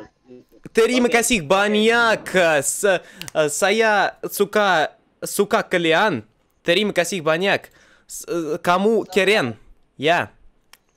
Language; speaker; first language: Indonesian; non-native, learner; Russian